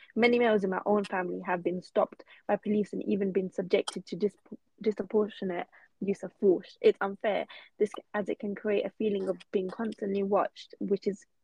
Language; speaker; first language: English; native; English